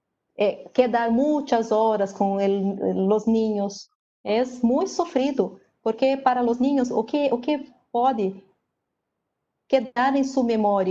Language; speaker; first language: Spanish; non-native, learner; Portuguese